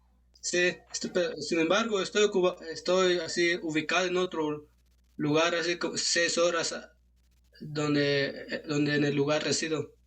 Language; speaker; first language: Spanish; non-native, local second language; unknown